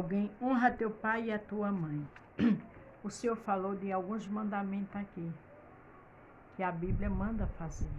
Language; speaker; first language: Portuguese; native; Portuguese